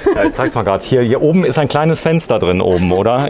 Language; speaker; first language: German; native; German